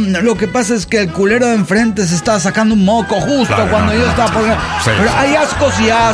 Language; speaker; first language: Spanish; native; Spanish